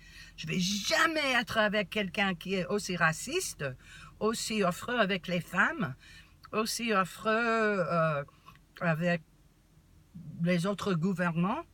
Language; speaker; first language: French; non-native, learner; English